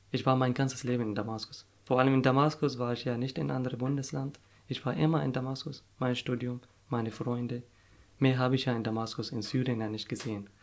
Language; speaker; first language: German; non-native, fluent; Arabic